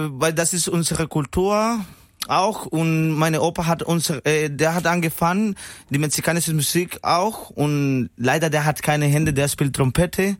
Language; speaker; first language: German; non-native, learner; Spanish